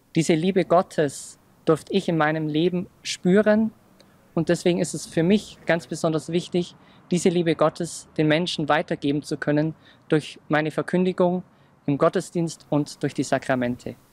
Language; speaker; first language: German; native; German